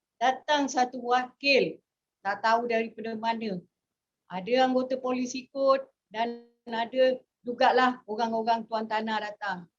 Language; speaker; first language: Malay; native; Malay